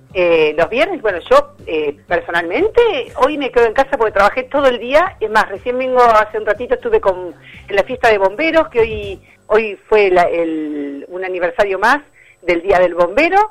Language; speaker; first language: Spanish; native; Spanish